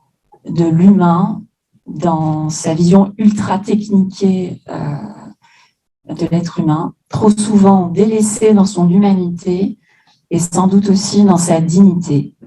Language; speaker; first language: French; native; French